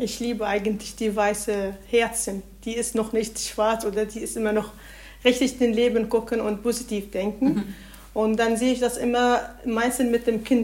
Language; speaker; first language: German; non-native, learner; Arabic